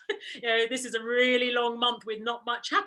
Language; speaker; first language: English; native; English